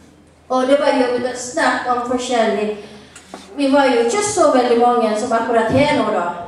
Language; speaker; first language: Norwegian; non-native, learner; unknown